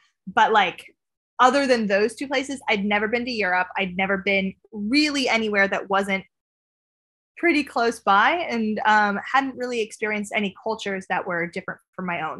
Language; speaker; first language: English; native; English